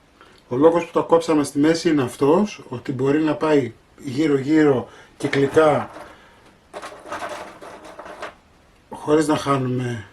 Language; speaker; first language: Greek; native; Greek